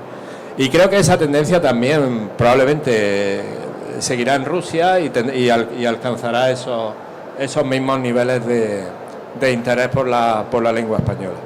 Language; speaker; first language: Spanish; native; Spanish